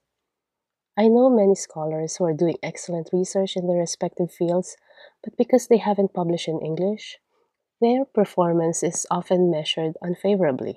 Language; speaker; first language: English; non-native, local second language; Filipino